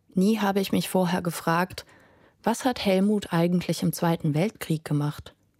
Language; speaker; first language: German; non-native, fluent; Lithuanian